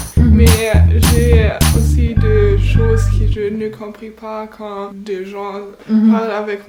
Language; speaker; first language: French; non-native, learner; German